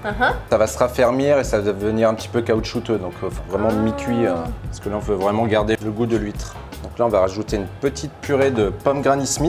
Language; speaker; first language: French; native; French